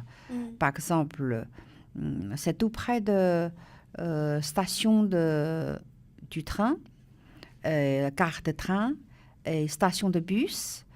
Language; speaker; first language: French; non-native, learner; Chinese